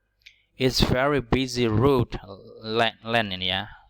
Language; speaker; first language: English; non-native, learner; Indonesian